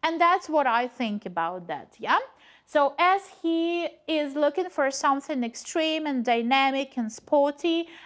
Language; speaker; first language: English; non-native, fluent; Ukrainian